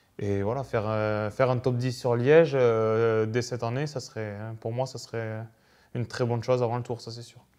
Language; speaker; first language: French; native; French